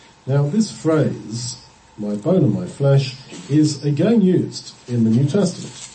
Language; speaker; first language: English; native; English